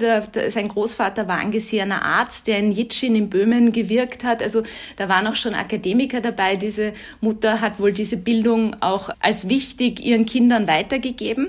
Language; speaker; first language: German; native; German